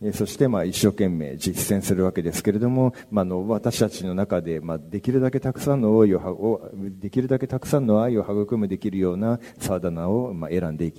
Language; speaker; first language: Japanese; native; Japanese